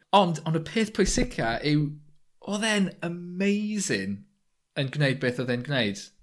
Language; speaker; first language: Welsh; native; Welsh